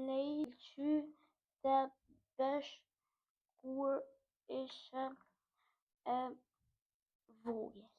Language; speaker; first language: Albanian; early bilingual, heritage; Albanian